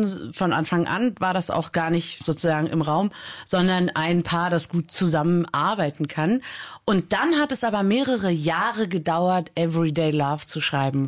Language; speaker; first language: German; native; German